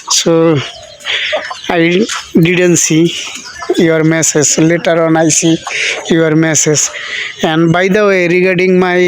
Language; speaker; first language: English; non-native, learner; Bangla